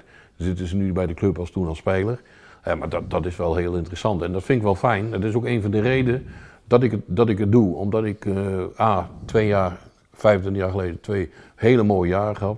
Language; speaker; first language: Dutch; native; Dutch